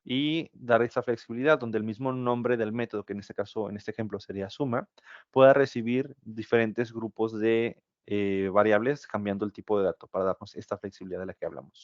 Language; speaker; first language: Spanish; native; Spanish